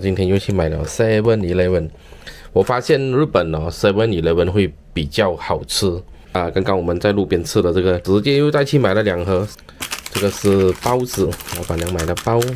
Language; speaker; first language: Chinese; native; Chinese